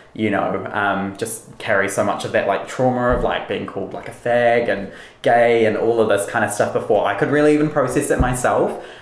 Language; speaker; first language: English; native; English